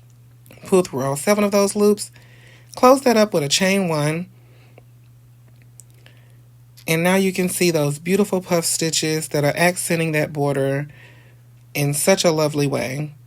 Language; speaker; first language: English; native; English